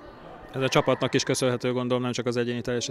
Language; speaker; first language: Hungarian; native; Hungarian